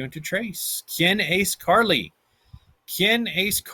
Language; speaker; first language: Spanish; non-native, fluent; English